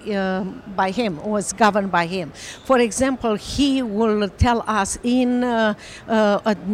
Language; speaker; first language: English; non-native, fluent; Romanian